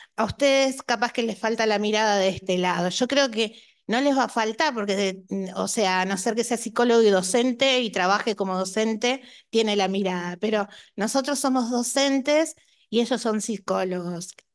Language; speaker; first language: Spanish; native; Spanish